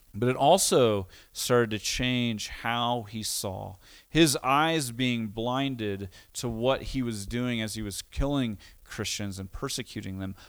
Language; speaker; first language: English; native; English